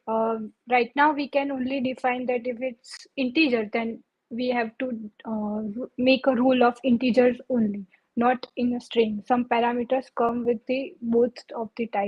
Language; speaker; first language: English; non-native, local second language; Gujarati